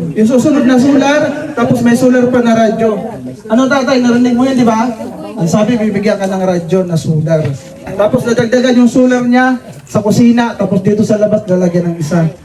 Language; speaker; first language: Filipino; non-native, local second language; Waray